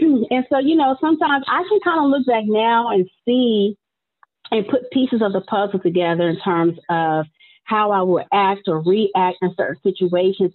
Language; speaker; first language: English; native; English